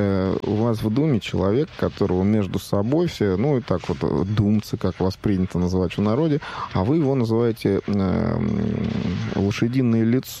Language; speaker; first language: Russian; native; Russian